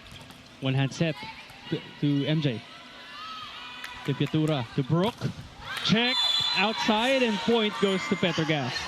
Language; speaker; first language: English; non-native, local second language; Filipino